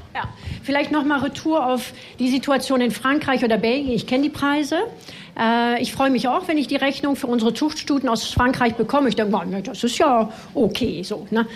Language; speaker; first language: German; non-native, fluent; French